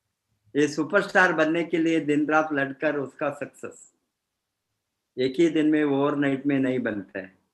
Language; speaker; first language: Hindi; non-native, fluent; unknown